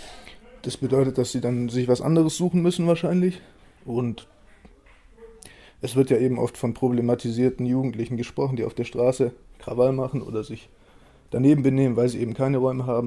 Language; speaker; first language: German; native; German